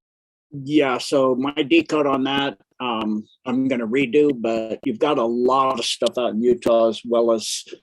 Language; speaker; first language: English; native; English